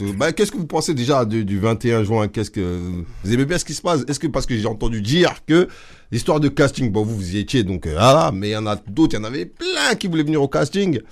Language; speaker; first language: French; native; French